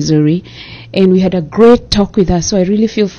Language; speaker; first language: English; non-native, local second language; Kikuyu